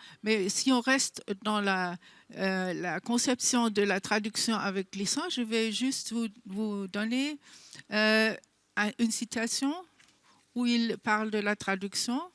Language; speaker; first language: French; non-native, fluent; German